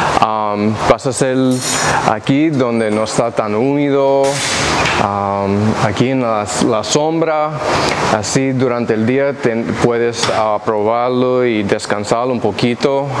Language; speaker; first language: Spanish; early bilingual, heritage; English